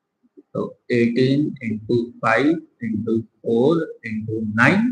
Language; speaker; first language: Hindi; native; Hindi